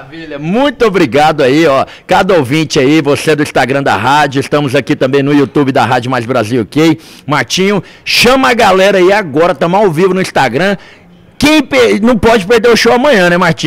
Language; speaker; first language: Portuguese; native; Portuguese